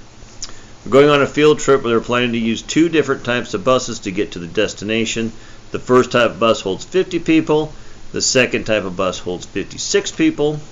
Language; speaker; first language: English; native; English